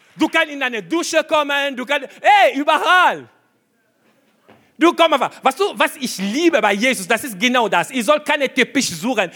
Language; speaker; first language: German; non-native, fluent; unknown